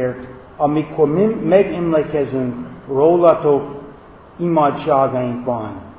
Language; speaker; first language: Hungarian; non-native, fluent; English